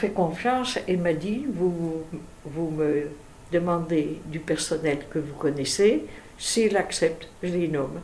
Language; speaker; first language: French; native; French